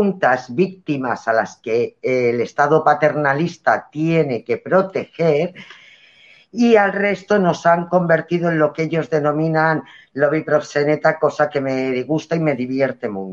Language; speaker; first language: Spanish; native; Spanish